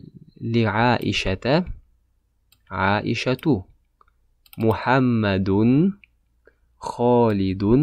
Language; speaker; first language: Arabic; non-native, fluent; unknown